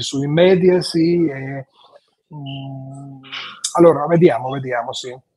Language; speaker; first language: Italian; non-native, fluent; Georgian